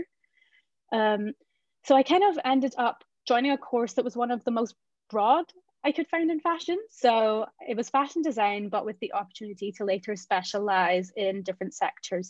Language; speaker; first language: English; native; English